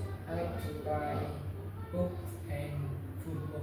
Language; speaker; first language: English; non-native, learner; Vietnamese